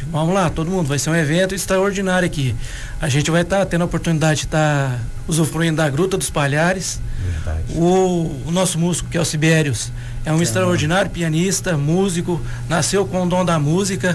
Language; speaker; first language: Portuguese; native; Portuguese